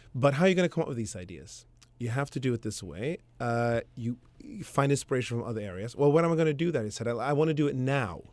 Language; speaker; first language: English; early bilingual, other home language; Swedish